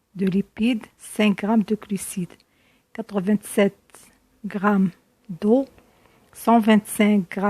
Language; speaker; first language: French; non-native, local second language; Arabic